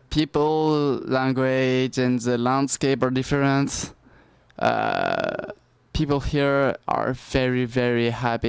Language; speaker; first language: English; non-native, learner; French